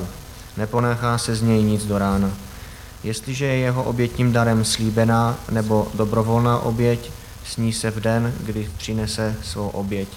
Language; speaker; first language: Czech; native; Czech